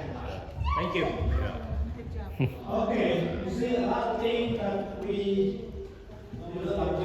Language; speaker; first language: English; non-native, learner; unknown